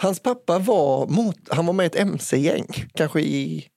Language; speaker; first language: Swedish; native; Swedish